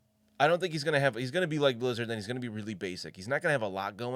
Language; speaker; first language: English; native; English